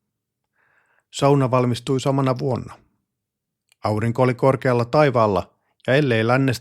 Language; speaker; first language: Finnish; native; Finnish